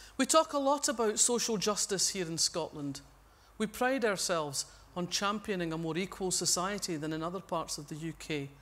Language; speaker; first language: English; native; English